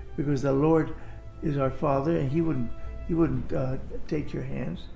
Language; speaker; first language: English; native; English